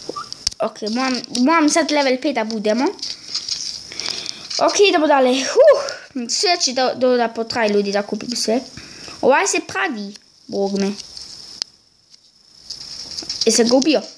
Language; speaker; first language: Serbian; early bilingual, heritage; Serbian